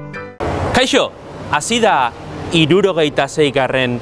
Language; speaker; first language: Basque; native; Basque